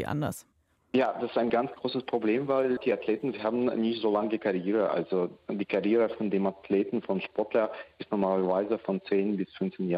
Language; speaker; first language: German; non-native, fluent; Russian